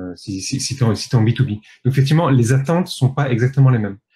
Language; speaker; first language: French; native; French